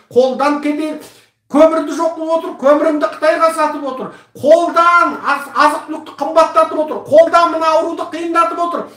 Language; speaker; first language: Kazakh; early bilingual, heritage; Kazakh